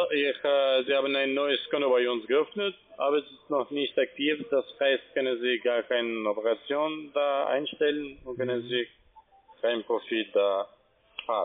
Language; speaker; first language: German; non-native, fluent; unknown